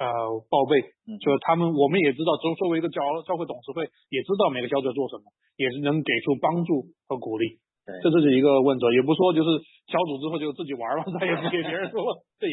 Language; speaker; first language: Chinese; native; Chinese